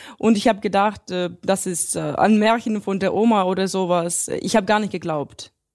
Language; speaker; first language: German; non-native, fluent; Russian